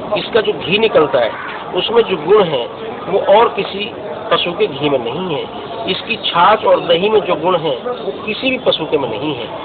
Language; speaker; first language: Urdu; non-native, local second language; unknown